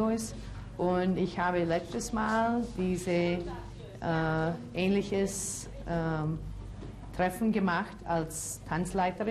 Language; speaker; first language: German; early bilingual, heritage; English